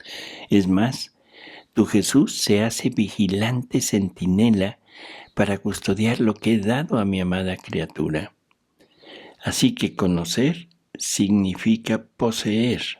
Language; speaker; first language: Spanish; native; Spanish